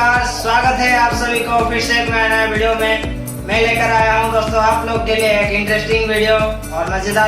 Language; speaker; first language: Hindi; native; Hindi